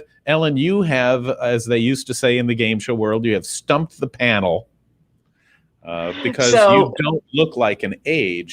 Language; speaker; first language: English; native; English